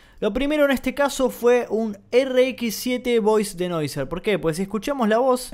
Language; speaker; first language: Spanish; native; Spanish